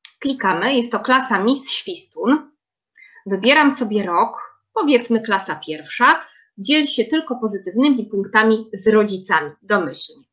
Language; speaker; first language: Polish; native; Polish